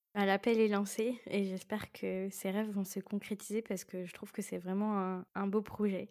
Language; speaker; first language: French; native; French